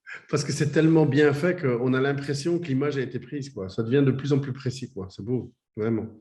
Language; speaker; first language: French; native; French